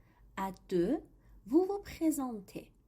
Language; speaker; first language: French; non-native, fluent; Persian